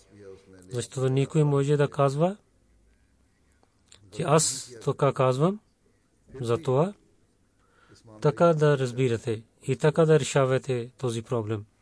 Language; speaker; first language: Bulgarian; non-native, learner; Urdu